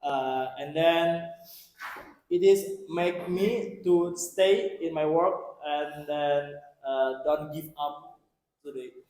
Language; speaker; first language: English; non-native, learner; Indonesian